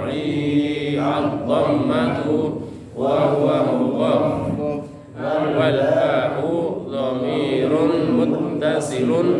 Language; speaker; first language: Arabic; non-native, learner; Indonesian